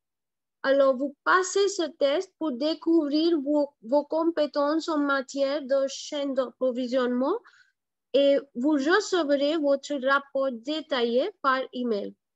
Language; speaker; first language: French; non-native, fluent; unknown